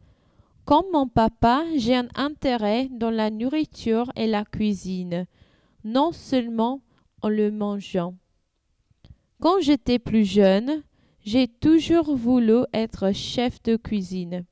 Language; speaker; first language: French; non-native, learner; English